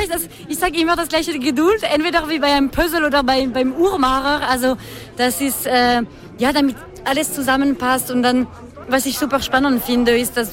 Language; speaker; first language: German; non-native, fluent; French